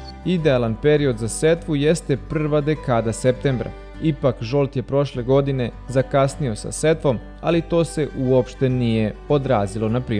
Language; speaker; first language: Serbian; native; Serbian